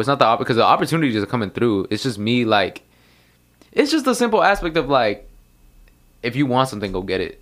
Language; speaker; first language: English; early bilingual, other home language; Spanish